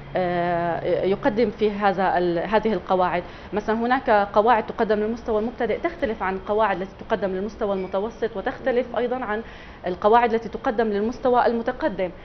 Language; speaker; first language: Arabic; native; Arabic